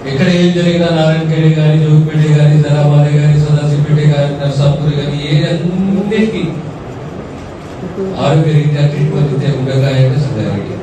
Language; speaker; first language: Telugu; native; Telugu